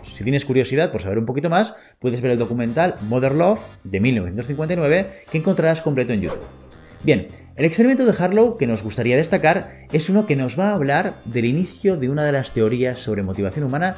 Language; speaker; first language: Spanish; native; Spanish